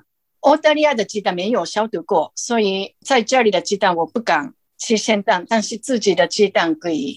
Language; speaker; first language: Chinese; non-native, fluent; Japanese